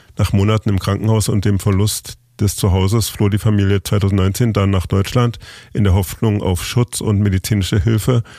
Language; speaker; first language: German; native; German